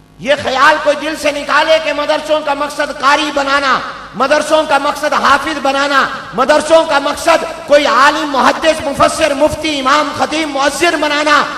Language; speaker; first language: Urdu; non-native, local second language; Punjabi